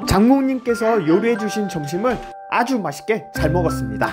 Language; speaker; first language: Korean; native; Korean